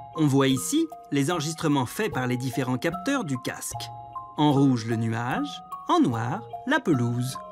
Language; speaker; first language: French; native; French